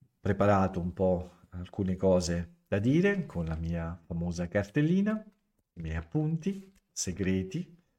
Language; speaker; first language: Italian; native; Italian